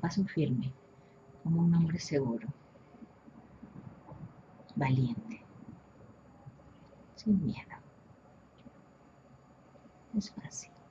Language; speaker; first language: Spanish; native; Spanish